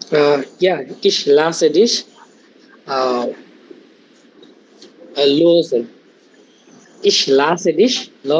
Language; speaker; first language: German; non-native, learner; Bangla